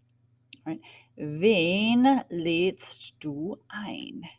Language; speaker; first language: German; non-native, fluent; English